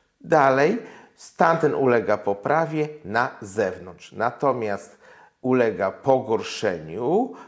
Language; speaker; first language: Polish; native; Polish